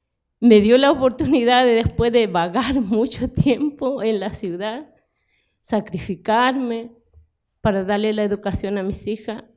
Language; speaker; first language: Spanish; non-native, local second language; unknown